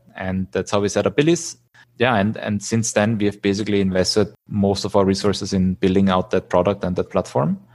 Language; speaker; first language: English; non-native, fluent; German